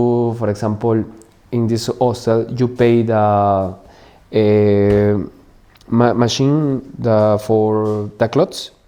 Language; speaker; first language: English; non-native, learner; Spanish